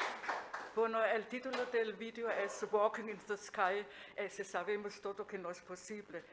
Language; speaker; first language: Spanish; non-native, fluent; German